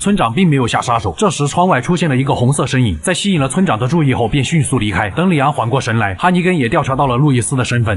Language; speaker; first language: Chinese; native; Chinese